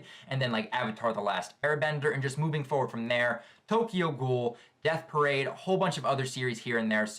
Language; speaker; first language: English; native; English